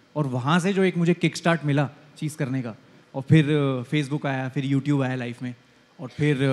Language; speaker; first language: Hindi; native; Hindi